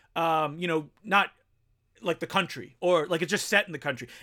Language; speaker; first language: English; non-native, fluent; French